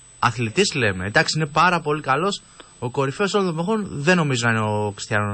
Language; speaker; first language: Greek; native; Greek